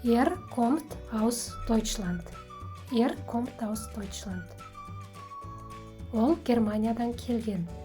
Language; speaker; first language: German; non-native, fluent; Kazakh